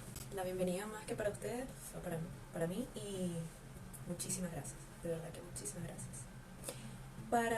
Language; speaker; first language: Spanish; native; Spanish